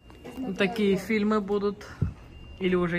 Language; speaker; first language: Russian; native; Russian